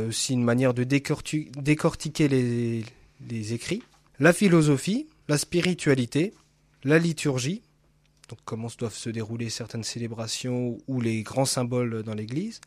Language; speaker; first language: French; native; French